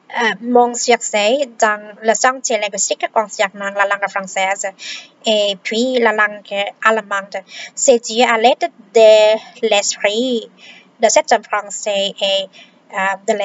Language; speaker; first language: French; non-native, fluent; Vietnamese